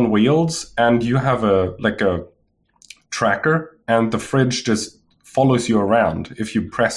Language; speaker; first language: English; non-native, fluent; German